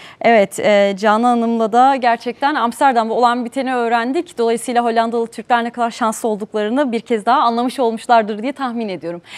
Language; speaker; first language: Turkish; native; Turkish